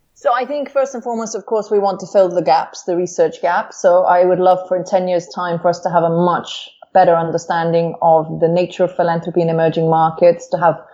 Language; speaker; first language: English; native; English